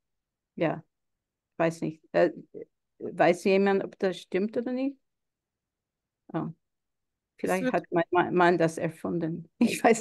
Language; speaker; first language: German; non-native, fluent; English